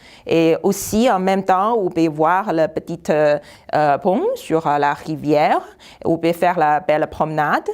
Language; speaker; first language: French; non-native, fluent; Chinese